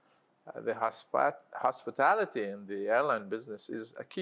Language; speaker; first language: English; non-native, local second language; Arabic